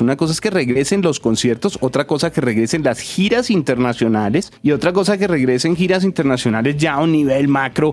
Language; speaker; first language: Spanish; native; Spanish